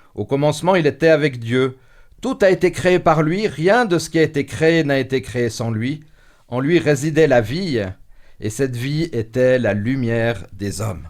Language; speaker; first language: French; native; French